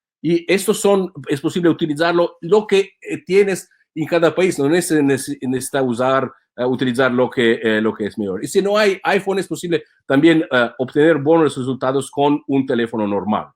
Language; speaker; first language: Spanish; non-native, fluent; Italian